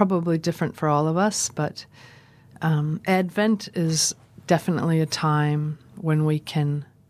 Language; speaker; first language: English; native; English